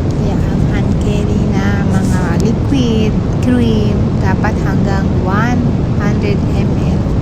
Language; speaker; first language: Filipino; non-native, local second language; Cebuano